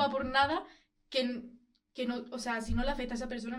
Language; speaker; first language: Spanish; native; Spanish